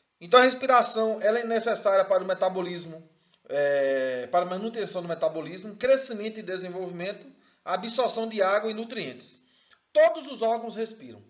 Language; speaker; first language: Portuguese; native; Portuguese